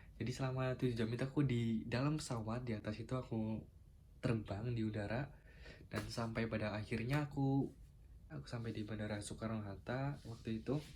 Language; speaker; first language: Indonesian; native; Indonesian